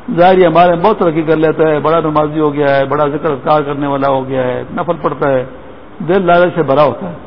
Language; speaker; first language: Urdu; non-native, local second language; Pashto